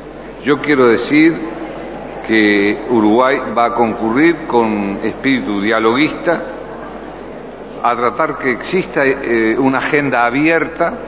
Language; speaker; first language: Spanish; native; Spanish